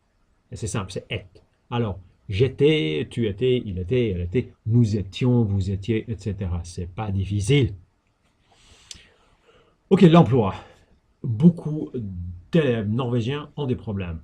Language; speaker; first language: French; non-native, fluent; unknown